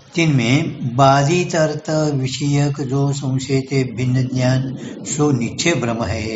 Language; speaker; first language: Hindi; non-native, local second language; Kannada